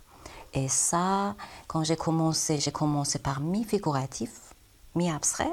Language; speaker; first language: French; non-native, learner; Persian